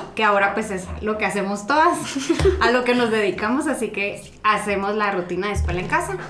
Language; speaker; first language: Spanish; non-native, fluent; English